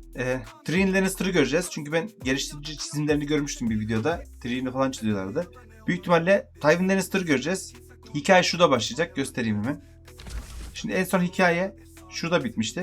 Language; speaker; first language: Turkish; native; Turkish